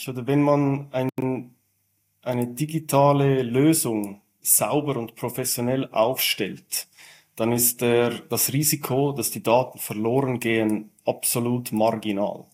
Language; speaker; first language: German; native; German